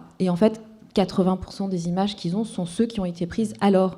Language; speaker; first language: French; non-native, local second language; Kinyarwanda